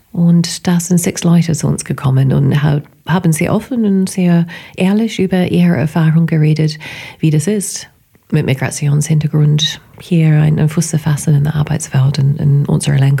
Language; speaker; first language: German; non-native, fluent; English